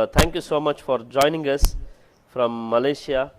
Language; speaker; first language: English; non-native, local second language; Kannada